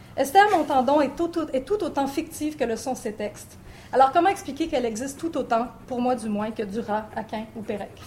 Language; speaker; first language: French; native; French